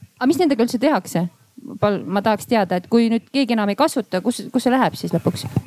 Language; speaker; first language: Estonian; native; Estonian